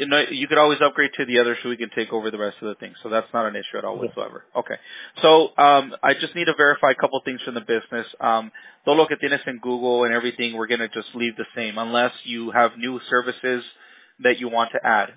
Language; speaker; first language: English; early bilingual, other home language; Spanish